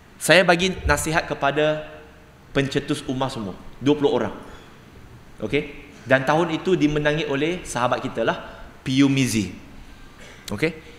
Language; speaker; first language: Malay; non-native, local second language; Cantonese